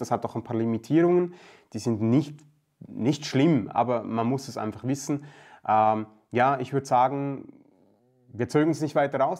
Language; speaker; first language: German; native; German